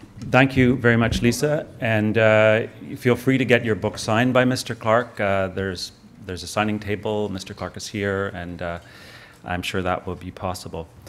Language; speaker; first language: English; native; English